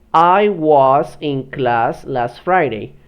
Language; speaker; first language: English; non-native, fluent; Spanish